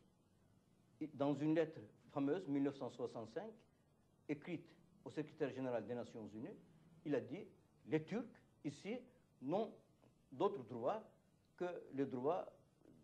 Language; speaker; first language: French; non-native, fluent; Turkish